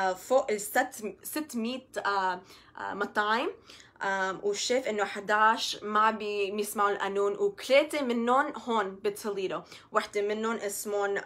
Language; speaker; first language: Arabic; early bilingual, other home language; English